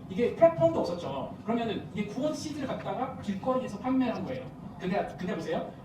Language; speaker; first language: Korean; non-native, fluent; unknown